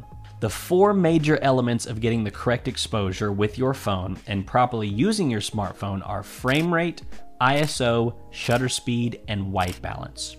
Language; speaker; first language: English; native; English